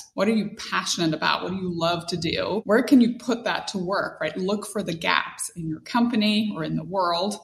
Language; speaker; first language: English; native; English